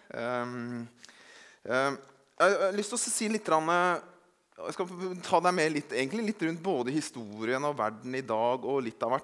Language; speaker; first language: Norwegian; native; Norwegian